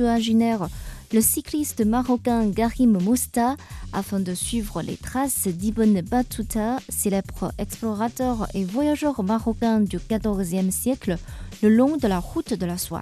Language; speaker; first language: French; non-native, fluent; Chinese